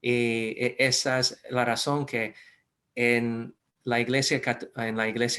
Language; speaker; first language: Spanish; non-native, fluent; English